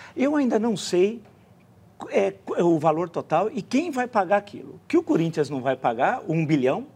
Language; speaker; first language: Portuguese; native; Portuguese